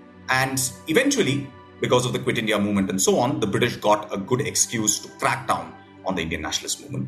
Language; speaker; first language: English; non-native, local second language; Tamil